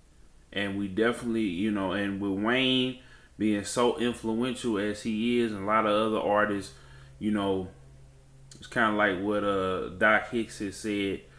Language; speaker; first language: English; native; English